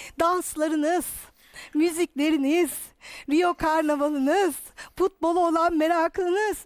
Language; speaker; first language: Turkish; native; Turkish